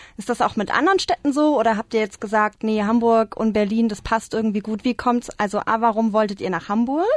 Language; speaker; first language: German; native; German